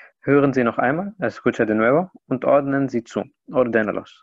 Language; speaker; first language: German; non-native, fluent; Spanish